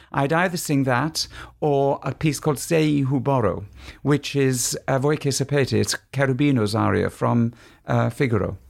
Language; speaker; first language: English; native; English